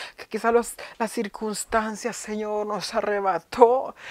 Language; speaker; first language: Spanish; early bilingual, heritage; Spanish